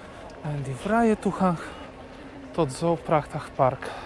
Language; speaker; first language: Dutch; non-native, learner; Polish